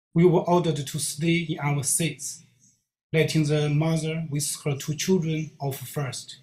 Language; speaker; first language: English; non-native, learner; Chinese